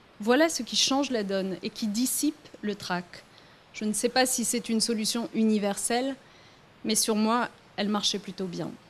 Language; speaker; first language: French; early bilingual, other home language; Riffian